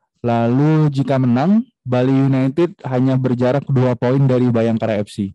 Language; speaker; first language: Indonesian; native; Indonesian